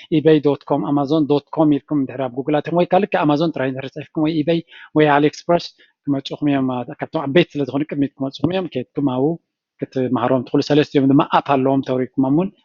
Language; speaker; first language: Tigrinya; native; Tigrinya